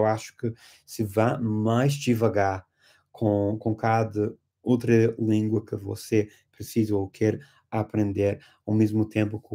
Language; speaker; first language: Portuguese; non-native, fluent; English